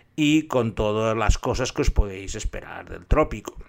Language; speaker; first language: Spanish; native; Spanish